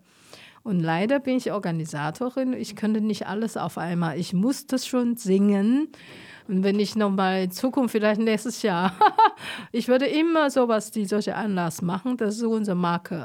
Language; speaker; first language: German; non-native, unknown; Chinese